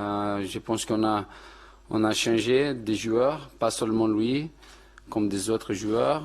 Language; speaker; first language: French; non-native, fluent; Portuguese